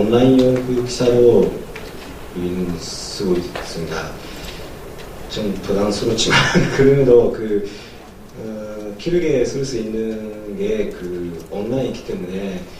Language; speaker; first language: Korean; non-native, learner; Japanese